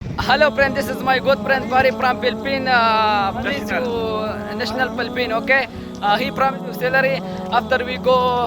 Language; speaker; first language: English; non-native, learner; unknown